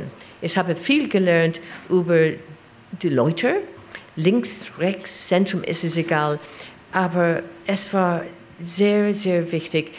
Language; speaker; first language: German; non-native, learner; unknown